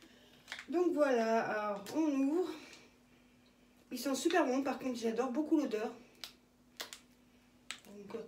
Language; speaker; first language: French; native; French